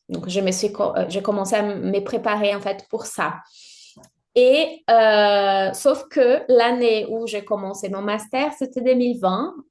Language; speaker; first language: French; non-native, fluent; Portuguese